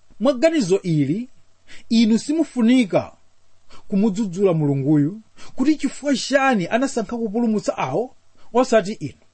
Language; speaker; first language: Nyanja; native; Nyanja